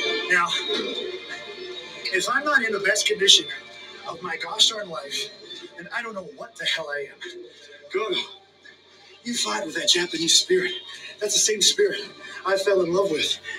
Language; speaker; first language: English; native; English